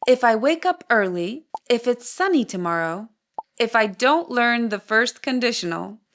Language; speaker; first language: English; non-native, fluent; Polish